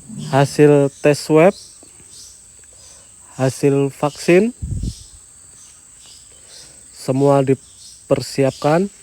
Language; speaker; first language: Indonesian; non-native, fluent; Japanese